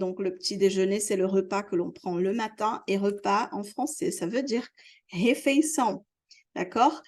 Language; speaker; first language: French; non-native, fluent; Portuguese